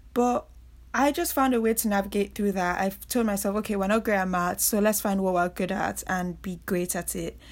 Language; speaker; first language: English; non-native, local second language; Yoruba